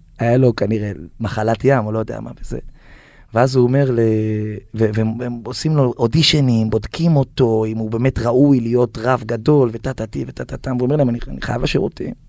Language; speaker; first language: Hebrew; native; Hebrew